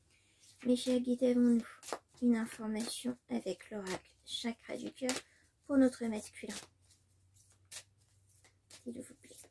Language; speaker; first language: French; native; French